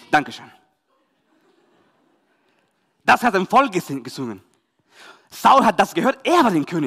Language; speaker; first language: German; non-native, learner; Spanish